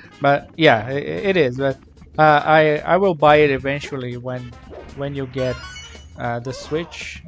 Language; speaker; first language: English; non-native, fluent; Portuguese